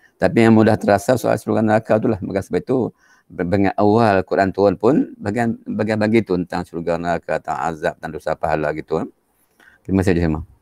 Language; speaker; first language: Malay; native; Malay